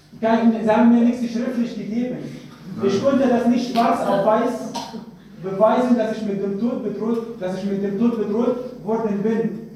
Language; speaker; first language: German; non-native, fluent; Arabic